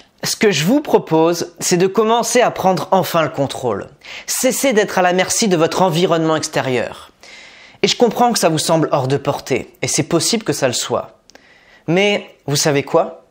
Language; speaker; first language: French; native; French